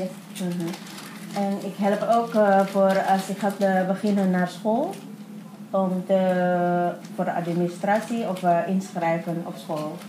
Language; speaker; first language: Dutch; non-native, learner; Indonesian